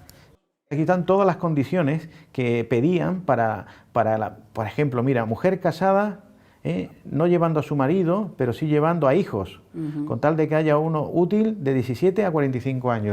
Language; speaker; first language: Spanish; native; Spanish